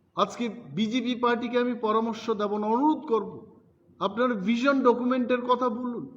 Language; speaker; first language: Bangla; non-native, local second language; Kok Borok